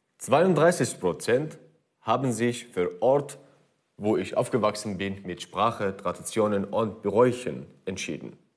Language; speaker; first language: German; non-native, fluent; Kurdish